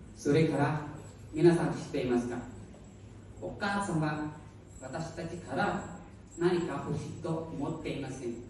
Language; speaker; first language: Japanese; non-native, learner; Hmong